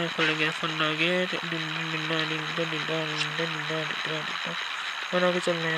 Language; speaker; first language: Urdu; non-native, local second language; Punjabi